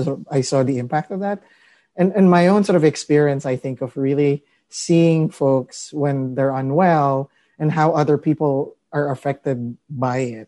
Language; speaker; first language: English; non-native, local second language; Filipino